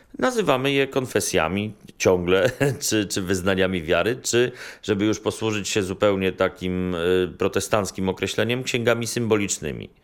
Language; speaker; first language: Polish; native; Polish